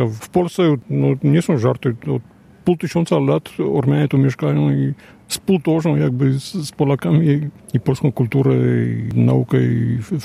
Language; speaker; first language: Polish; non-native, fluent; Armenian